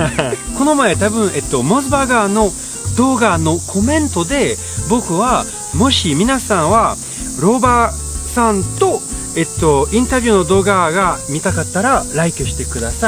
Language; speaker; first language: Japanese; non-native, learner; French